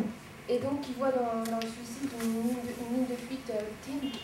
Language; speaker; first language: French; native; French